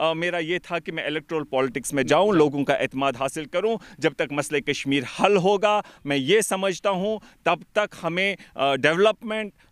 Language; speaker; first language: Hindi; non-native, local second language; Kashmiri